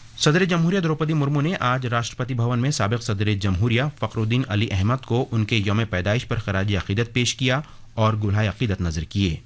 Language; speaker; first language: Urdu; native; Urdu